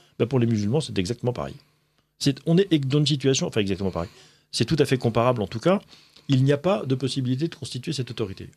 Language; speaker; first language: French; native; French